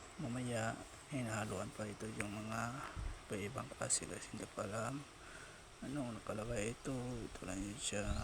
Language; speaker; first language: Filipino; non-native, local second language; Cebuano